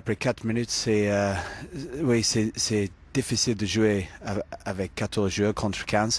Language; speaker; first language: French; non-native, fluent; English